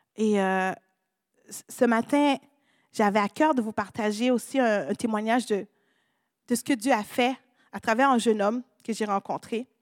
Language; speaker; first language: French; non-native, local second language; Haitian Creole